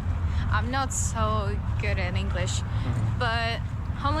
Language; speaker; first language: English; non-native, learner; Russian